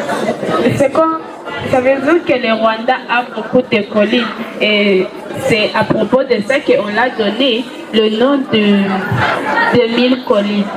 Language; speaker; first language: French; non-native, local second language; Kinyarwanda